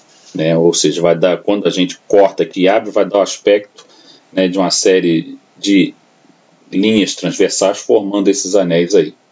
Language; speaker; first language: Portuguese; native; Portuguese